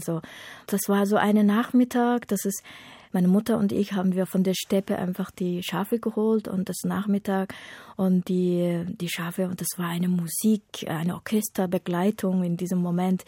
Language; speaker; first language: German; non-native, fluent; Mongolian